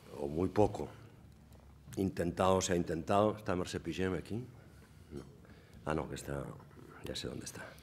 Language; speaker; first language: Spanish; non-native, local second language; Catalan